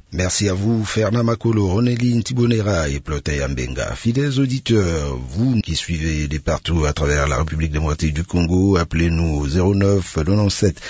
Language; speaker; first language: French; non-native, local second language; Lingala